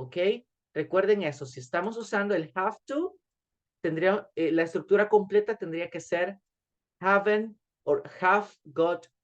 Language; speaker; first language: Spanish; native; Spanish